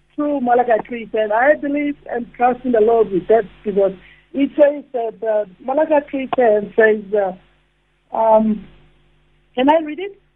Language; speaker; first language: English; non-native, fluent; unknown